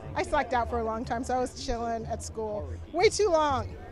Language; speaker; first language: English; native; English